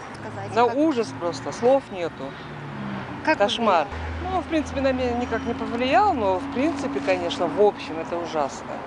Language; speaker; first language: Russian; native; Russian